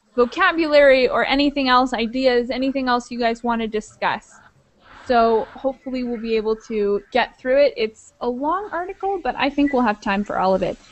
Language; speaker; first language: English; native; English